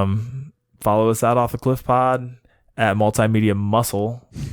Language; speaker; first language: English; native; English